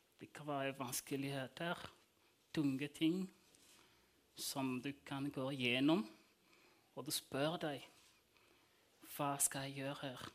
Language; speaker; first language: Norwegian; non-native, fluent; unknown